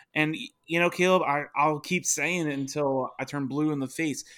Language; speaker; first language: English; native; English